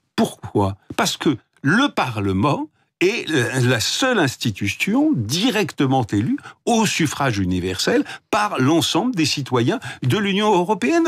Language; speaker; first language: French; native; French